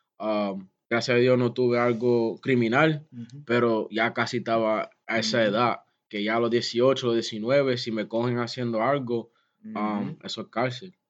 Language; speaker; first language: Spanish; early bilingual, heritage; Spanish